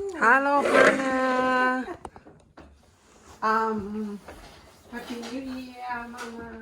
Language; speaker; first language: German; non-native, learner; Thai